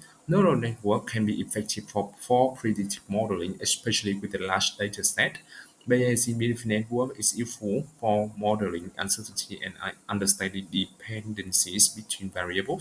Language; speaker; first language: English; non-native, learner; Vietnamese